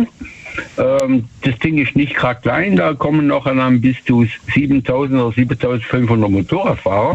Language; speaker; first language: German; native; German